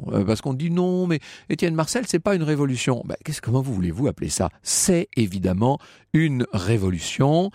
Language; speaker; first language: French; native; French